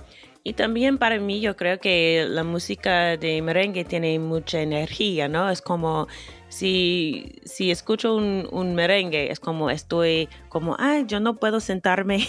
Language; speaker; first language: Spanish; non-native, fluent; English